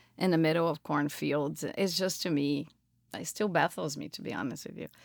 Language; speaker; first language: English; non-native, fluent; Portuguese